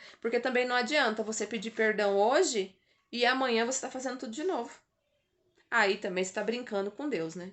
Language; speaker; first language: Portuguese; native; Portuguese